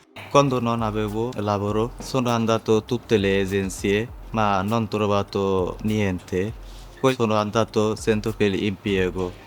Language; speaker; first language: Italian; non-native, learner; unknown